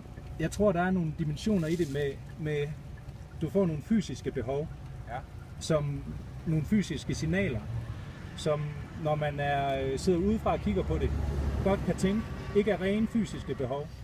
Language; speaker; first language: Danish; native; Danish